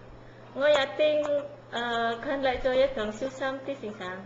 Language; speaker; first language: Cantonese; non-native, learner; Indonesian